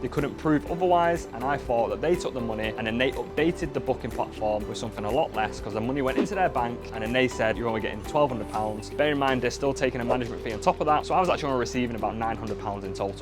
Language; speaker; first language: English; native; English